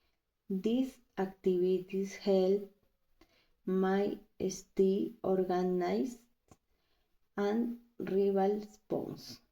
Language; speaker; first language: English; non-native, learner; Spanish